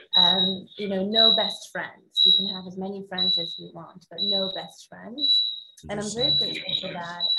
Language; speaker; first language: English; non-native, fluent; Arabic